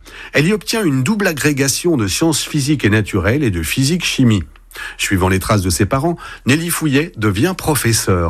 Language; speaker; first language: French; native; French